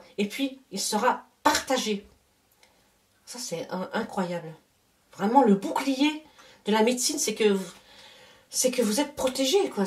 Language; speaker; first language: French; native; French